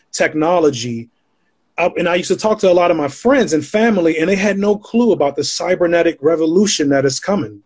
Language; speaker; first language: English; native; English